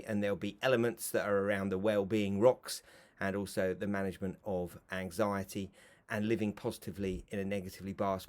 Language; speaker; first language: English; native; English